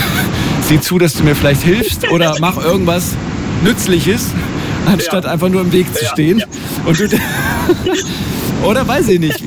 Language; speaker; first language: German; native; German